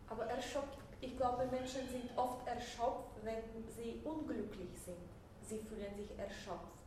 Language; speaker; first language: German; non-native, fluent; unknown